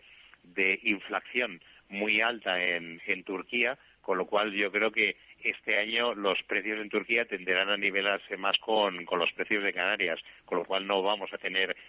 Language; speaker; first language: Spanish; native; Spanish